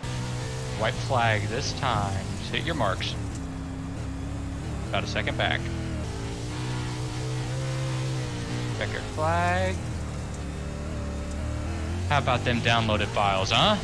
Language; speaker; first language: English; native; English